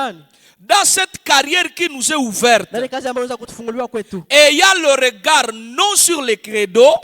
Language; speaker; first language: French; non-native, local second language; Swahili